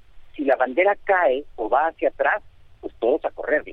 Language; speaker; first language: Spanish; native; Spanish